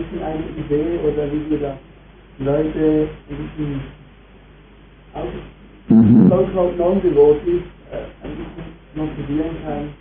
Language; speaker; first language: German; non-native, learner; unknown